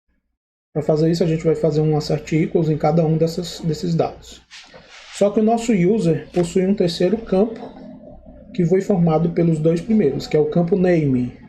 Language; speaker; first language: Portuguese; native; Portuguese